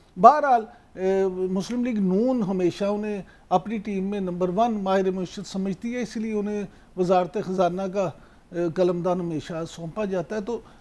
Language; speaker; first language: Urdu; native; Urdu